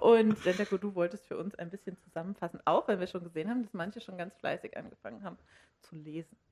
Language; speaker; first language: German; native; German